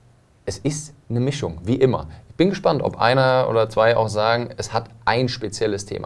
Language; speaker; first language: German; native; German